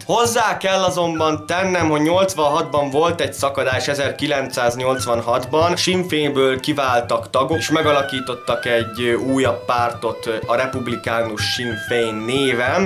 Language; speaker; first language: Hungarian; native; Hungarian